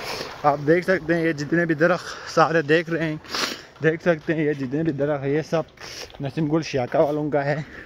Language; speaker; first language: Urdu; non-native, local second language; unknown